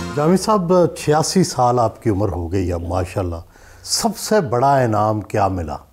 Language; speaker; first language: Urdu; non-native, local second language; Punjabi